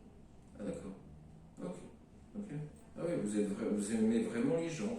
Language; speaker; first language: French; native; French